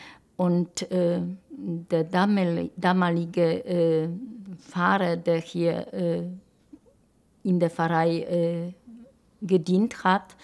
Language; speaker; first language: German; non-native, local second language; Polish